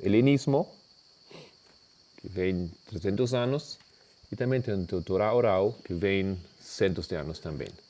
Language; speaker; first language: Portuguese; non-native, fluent; Spanish